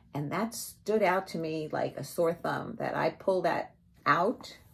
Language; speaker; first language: English; native; English